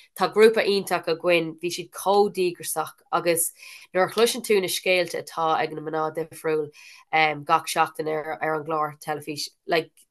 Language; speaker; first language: Irish; non-native, local second language; English